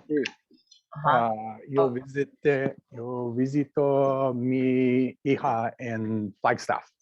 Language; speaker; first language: Spanish; non-native, learner; English